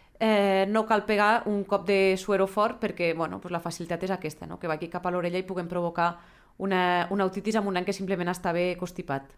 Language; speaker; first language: Catalan; native; Catalan